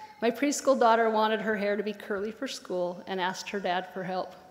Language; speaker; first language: English; native; English